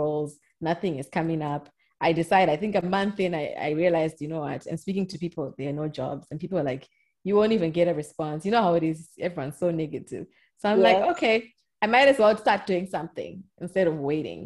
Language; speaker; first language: English; non-native, local second language; Shona